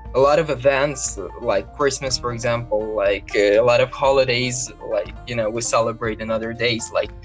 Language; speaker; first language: English; non-native, fluent; Russian